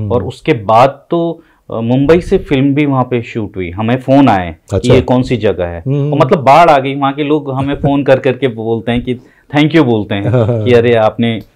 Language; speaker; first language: Hindi; native; Hindi